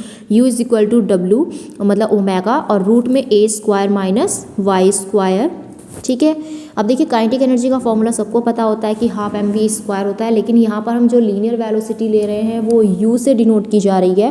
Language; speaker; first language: Hindi; native; Hindi